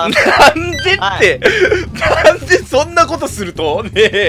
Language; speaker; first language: Japanese; native; Japanese